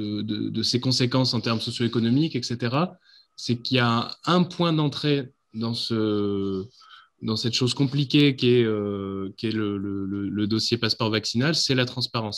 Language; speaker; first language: French; native; French